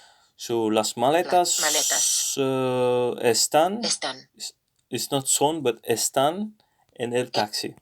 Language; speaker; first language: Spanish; non-native, learner; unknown